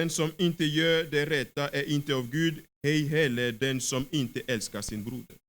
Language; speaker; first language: Swedish; non-native, fluent; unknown